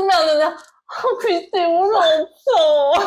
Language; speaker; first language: Korean; non-native, learner; Chinese